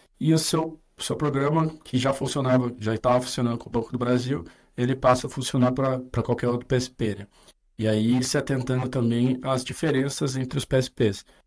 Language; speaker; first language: Portuguese; native; Portuguese